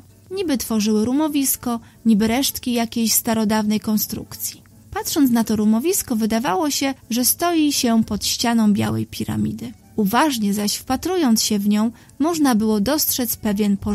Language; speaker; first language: Polish; native; Polish